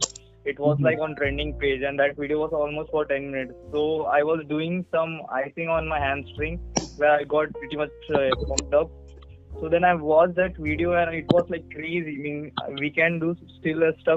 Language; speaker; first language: English; non-native, local second language; Marathi